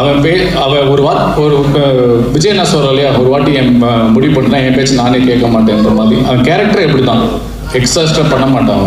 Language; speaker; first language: Tamil; native; Tamil